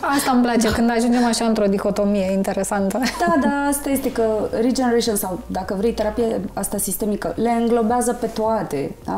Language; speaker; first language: Romanian; native; Romanian